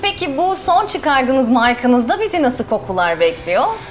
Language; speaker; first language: Turkish; native; Turkish